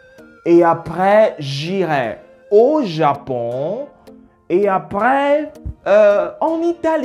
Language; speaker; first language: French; non-native, fluent; Portuguese